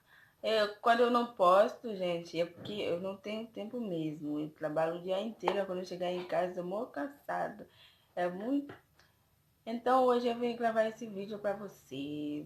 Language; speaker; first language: Portuguese; non-native, fluent; Haitian Creole